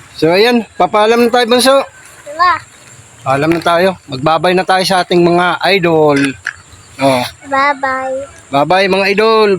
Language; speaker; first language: Filipino; native; Filipino